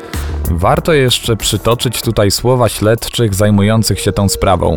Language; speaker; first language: Polish; native; Polish